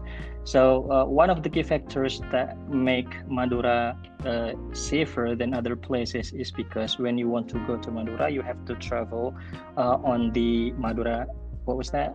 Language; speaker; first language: English; non-native, fluent; Indonesian